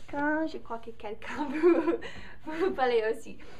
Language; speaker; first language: French; non-native, learner; English